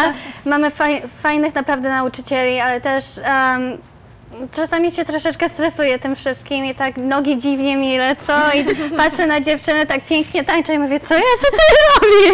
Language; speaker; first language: Polish; early bilingual, other home language; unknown